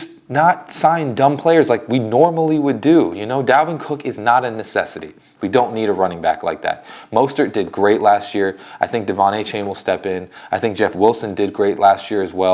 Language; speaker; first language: English; native; English